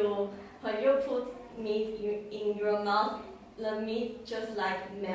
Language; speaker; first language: English; non-native, learner; Chinese